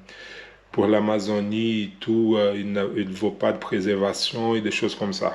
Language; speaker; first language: French; non-native, learner; Portuguese